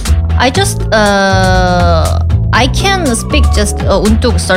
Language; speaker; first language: English; non-native, learner; Korean